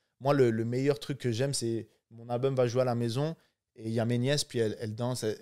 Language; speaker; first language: French; non-native, local second language; Arabic